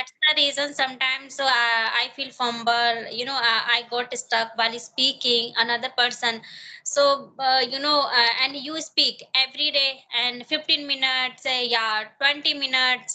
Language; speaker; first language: English; non-native, learner; Hindi